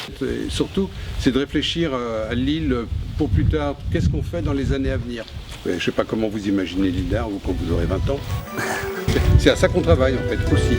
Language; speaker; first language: French; native; French